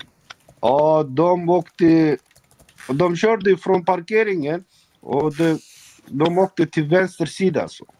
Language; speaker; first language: Swedish; non-native, local second language; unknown